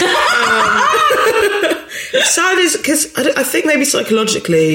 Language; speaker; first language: English; native; English